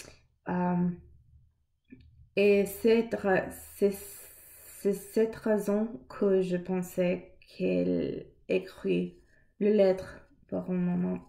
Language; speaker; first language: French; non-native, learner; English